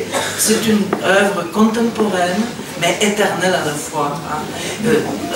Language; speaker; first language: French; non-native, fluent; Czech